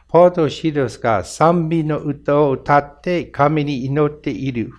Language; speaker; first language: Japanese; non-native, fluent; English